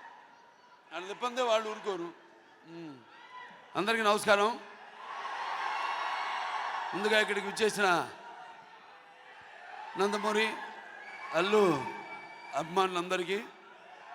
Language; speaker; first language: Telugu; native; Telugu